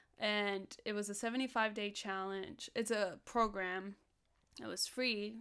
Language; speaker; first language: English; early bilingual, other home language; Spanish